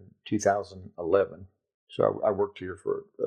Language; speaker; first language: English; native; English